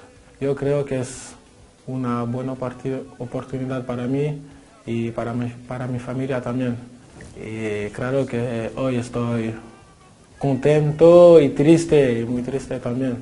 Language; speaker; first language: Spanish; non-native, fluent; French